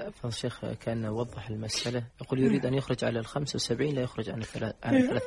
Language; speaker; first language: Arabic; native; Arabic